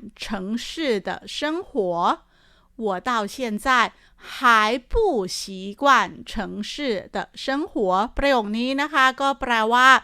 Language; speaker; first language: Chinese; non-native, fluent; Thai